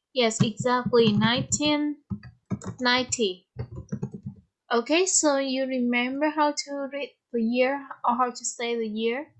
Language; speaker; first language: English; non-native, fluent; Vietnamese